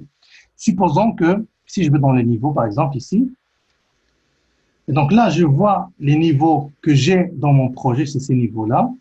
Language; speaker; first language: French; native; French